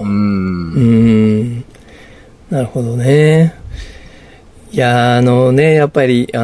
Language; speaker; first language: Japanese; native; Japanese